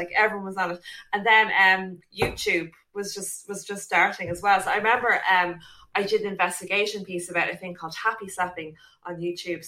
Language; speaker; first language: English; native; English